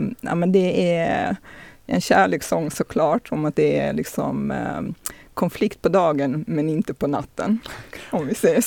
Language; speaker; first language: Swedish; native; Swedish